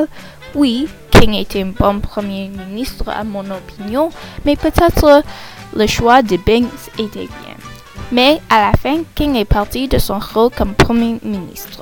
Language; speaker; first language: French; non-native, learner; English